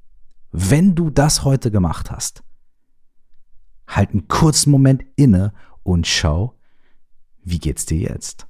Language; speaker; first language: German; native; German